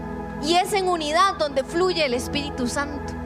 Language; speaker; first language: Spanish; native; Spanish